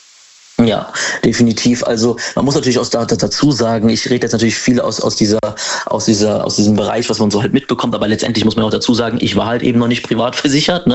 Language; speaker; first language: German; native; German